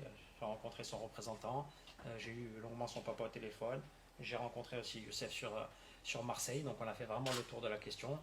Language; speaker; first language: French; native; French